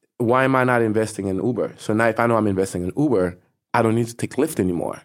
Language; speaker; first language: English; non-native, fluent; Haitian Creole